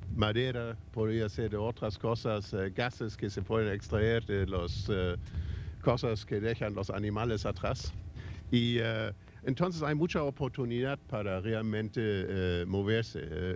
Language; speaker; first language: Spanish; non-native, fluent; German